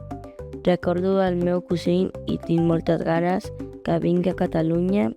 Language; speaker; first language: Catalan; non-native, learner; Spanish